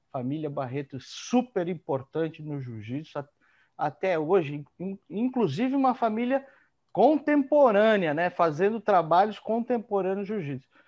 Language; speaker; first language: Portuguese; native; Portuguese